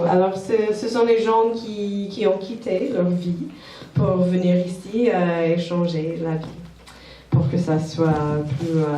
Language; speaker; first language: French; non-native, fluent; English